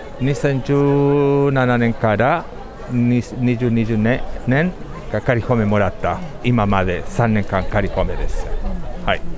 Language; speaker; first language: Japanese; non-native, learner; Spanish